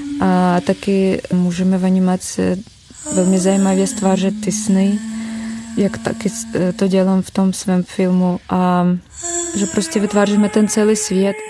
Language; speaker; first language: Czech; non-native, fluent; Russian